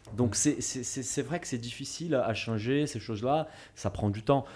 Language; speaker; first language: French; non-native, fluent; Portuguese